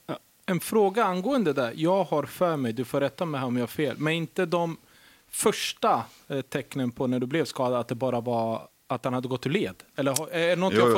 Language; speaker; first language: Swedish; native; Swedish